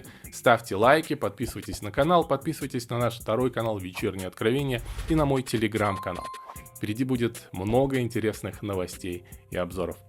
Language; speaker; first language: Russian; native; Russian